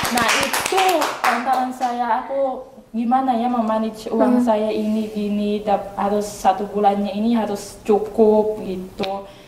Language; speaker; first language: Indonesian; non-native, learner; Filipino